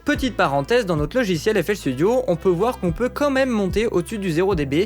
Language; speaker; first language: French; native; French